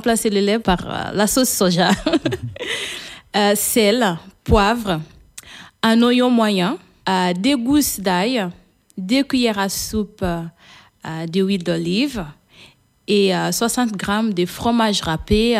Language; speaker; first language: French; non-native, fluent; Portuguese